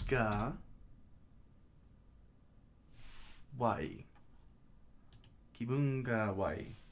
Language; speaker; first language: Japanese; non-native, learner; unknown